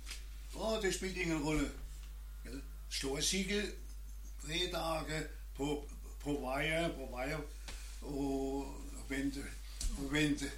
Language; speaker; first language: Norwegian; non-native, learner; German